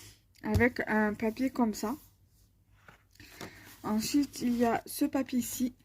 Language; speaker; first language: French; native; French